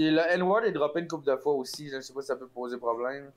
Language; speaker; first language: French; native; French